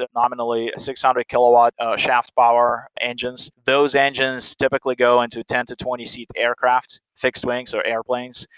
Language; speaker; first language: English; non-native, fluent; Russian